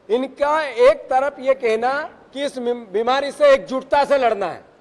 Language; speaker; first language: Hindi; native; Hindi